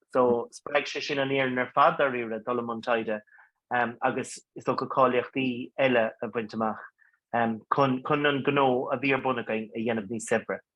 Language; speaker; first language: Irish; non-native, local second language; English